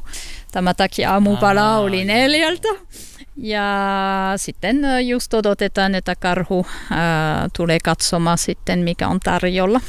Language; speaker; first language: Finnish; non-native, learner; French